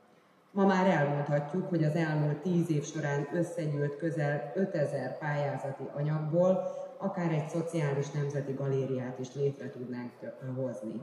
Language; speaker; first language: Hungarian; native; Hungarian